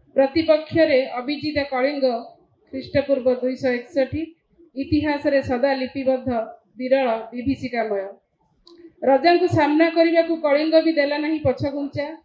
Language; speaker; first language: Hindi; non-native, local second language; Odia